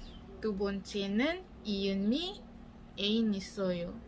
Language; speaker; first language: Korean; non-native, learner; Malay